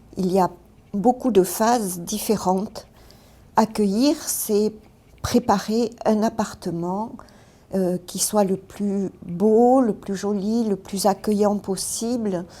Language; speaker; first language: French; native; French